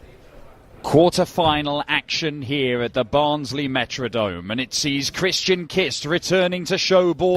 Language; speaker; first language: English; native; English